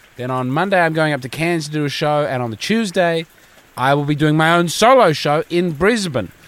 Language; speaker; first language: English; native; English